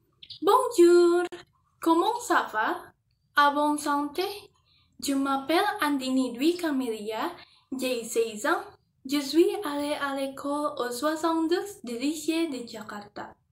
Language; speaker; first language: French; non-native, learner; Indonesian